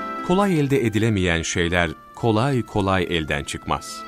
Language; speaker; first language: Turkish; native; Turkish